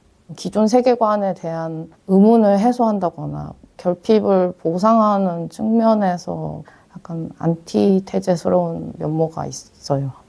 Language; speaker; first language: Korean; native; Korean